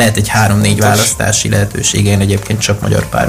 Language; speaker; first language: Hungarian; native; Hungarian